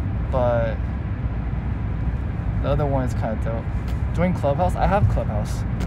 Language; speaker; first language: English; early bilingual, other home language; Korean